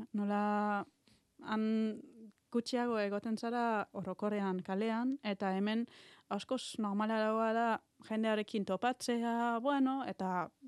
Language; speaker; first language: Basque; non-native, learner; German